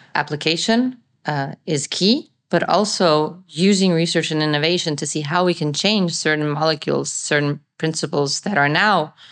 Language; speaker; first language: English; non-native, fluent; Italian